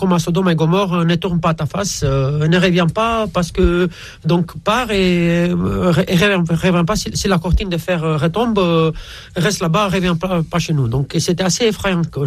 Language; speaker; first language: French; non-native, fluent; Romanian